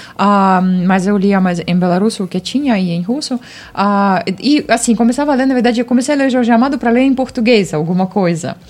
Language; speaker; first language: Portuguese; non-native, fluent; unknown